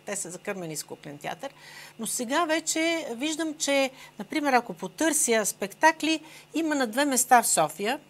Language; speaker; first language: Bulgarian; native; Bulgarian